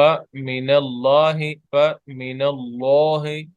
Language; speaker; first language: Arabic; non-native, fluent; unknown